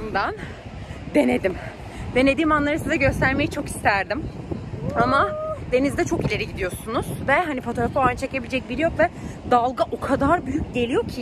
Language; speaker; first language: Turkish; native; Turkish